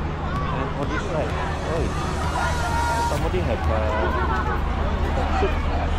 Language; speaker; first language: English; non-native, local second language; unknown